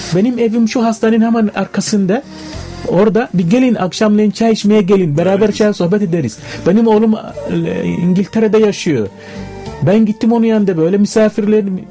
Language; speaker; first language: Turkish; non-native, fluent; Arabic